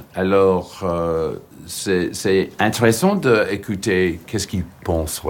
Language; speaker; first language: French; non-native, fluent; English